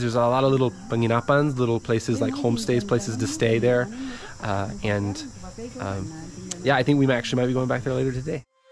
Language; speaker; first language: English; native; English